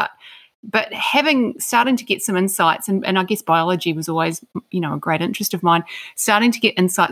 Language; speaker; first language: English; native; English